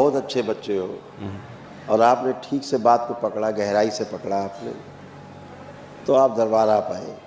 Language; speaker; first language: Hindi; native; Hindi